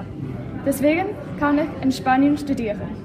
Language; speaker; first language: German; non-native, learner; English